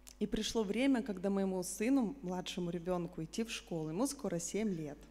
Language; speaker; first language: Russian; native; Russian